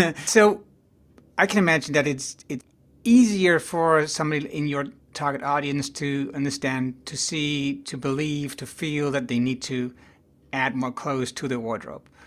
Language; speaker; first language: English; non-native, fluent; Dutch